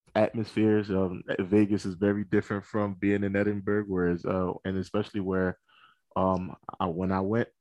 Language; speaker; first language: English; native; English